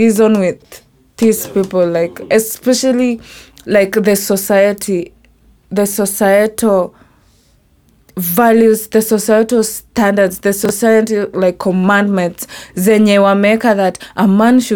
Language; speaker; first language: English; non-native, local second language; Meru